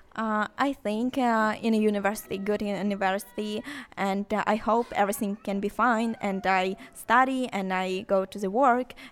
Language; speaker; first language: English; non-native, learner; Ukrainian